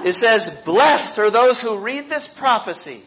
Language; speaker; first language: English; native; English